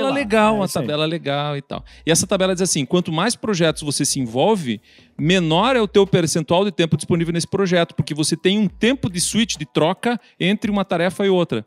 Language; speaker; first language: Portuguese; native; Portuguese